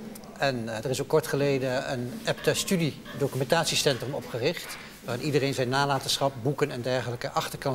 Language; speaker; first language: Dutch; native; Dutch